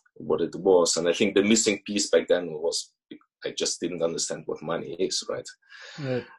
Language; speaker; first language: English; early bilingual, other home language; Russian